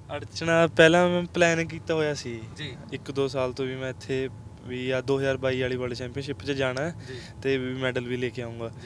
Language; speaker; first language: Punjabi; native; Punjabi